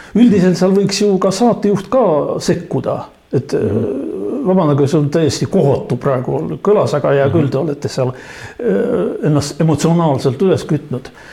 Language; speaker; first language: Estonian; non-native, local second language; Russian